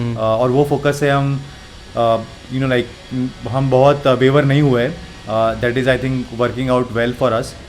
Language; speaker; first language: Hindi; non-native, local second language; Gujarati